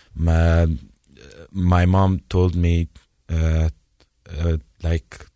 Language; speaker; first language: English; non-native, fluent; Persian